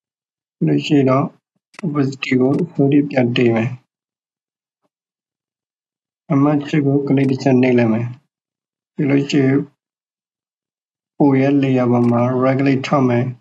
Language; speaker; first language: Burmese; native; Burmese